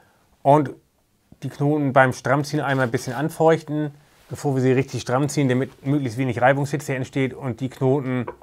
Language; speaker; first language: German; native; German